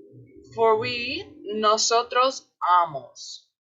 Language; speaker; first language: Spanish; non-native, fluent; English